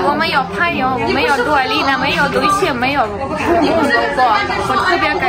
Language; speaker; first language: Chinese; non-native, learner; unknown